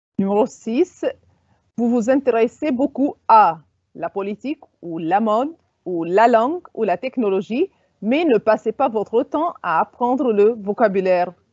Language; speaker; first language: French; non-native, fluent; Arabic